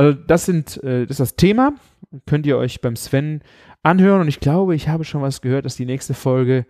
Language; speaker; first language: German; native; German